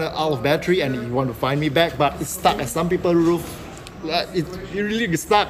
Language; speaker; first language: English; non-native, local second language; Chinese